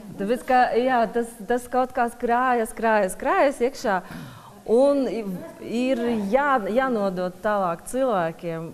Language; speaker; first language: Latvian; non-native, local second language; Russian